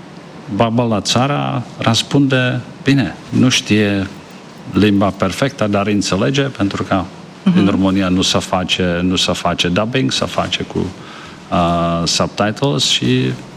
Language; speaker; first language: Romanian; non-native, fluent; Czech